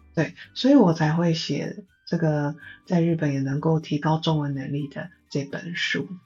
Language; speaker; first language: Chinese; non-native, fluent; Japanese